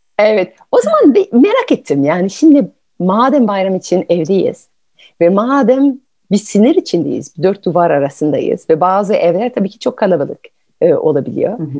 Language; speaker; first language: Turkish; non-native, fluent; French